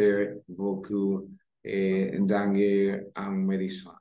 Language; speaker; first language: French; non-native, learner; Spanish